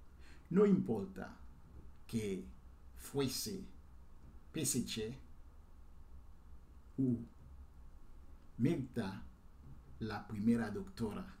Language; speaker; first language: Spanish; non-native, fluent; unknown